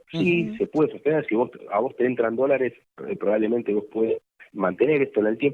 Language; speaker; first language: Spanish; native; Spanish